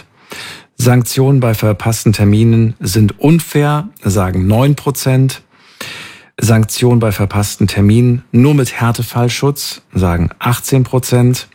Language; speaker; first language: German; native; German